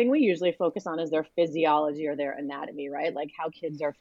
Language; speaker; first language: English; native; English